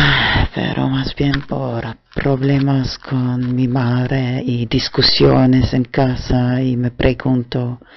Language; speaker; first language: Spanish; non-native, fluent; German